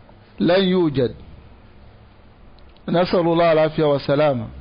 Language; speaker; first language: Arabic; non-native, fluent; Dyula